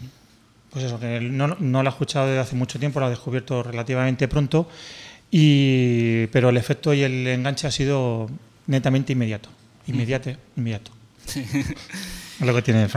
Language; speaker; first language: Spanish; native; Spanish